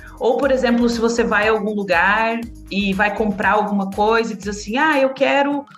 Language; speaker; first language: Portuguese; native; Portuguese